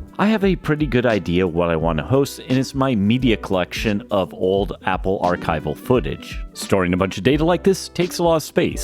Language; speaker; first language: English; native; English